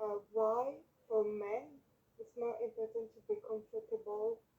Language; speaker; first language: English; non-native, learner; French